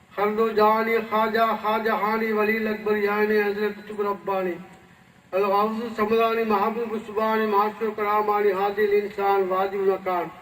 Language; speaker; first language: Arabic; non-native, fluent; Tamil